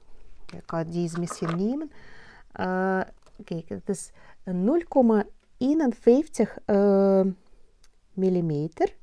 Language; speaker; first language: Dutch; non-native, learner; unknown